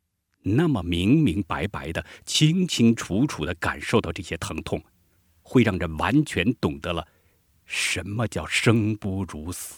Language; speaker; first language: Chinese; native; Chinese